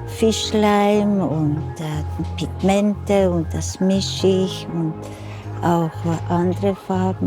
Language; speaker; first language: German; early bilingual, heritage; German